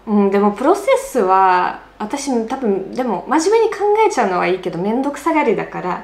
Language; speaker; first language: Japanese; non-native, fluent; Russian